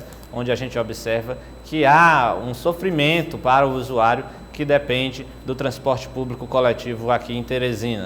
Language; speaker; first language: Portuguese; native; Portuguese